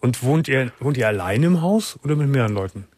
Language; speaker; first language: German; native; German